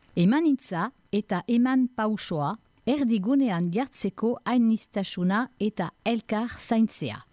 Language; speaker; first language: Basque; non-native, local second language; French